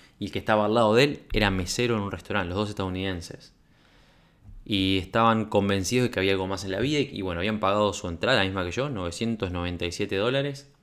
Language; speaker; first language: Spanish; native; Spanish